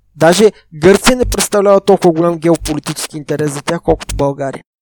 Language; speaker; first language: Bulgarian; native; Bulgarian